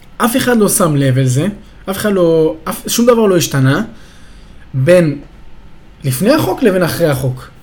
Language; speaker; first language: Hebrew; native; Hebrew